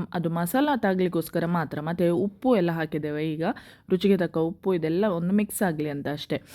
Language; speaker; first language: Kannada; non-native, local second language; Konkani